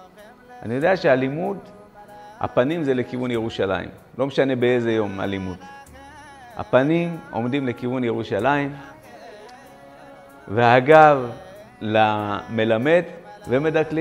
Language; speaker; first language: Hebrew; non-native, fluent; Amharic